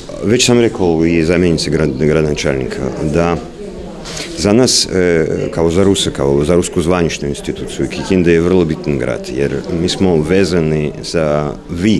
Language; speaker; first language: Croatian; non-native, learner; Russian